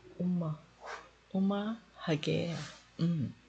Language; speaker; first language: Korean; non-native, learner; Filipino